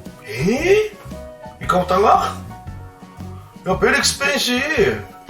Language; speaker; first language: English; non-native, learner; Korean